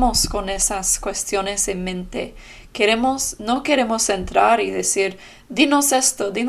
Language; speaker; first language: Spanish; non-native, fluent; English